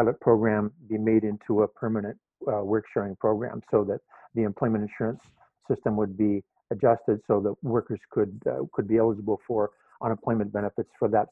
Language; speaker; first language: English; native; English